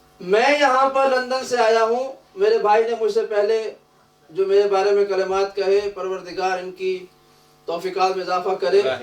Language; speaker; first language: Urdu; native; Urdu